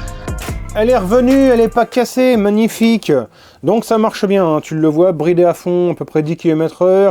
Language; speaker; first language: French; native; French